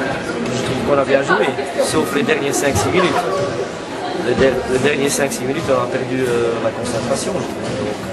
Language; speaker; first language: French; non-native, local second language; Dutch